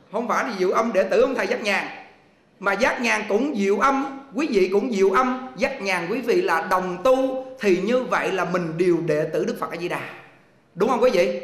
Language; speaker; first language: Vietnamese; native; Vietnamese